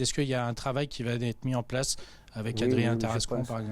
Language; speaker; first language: French; native; French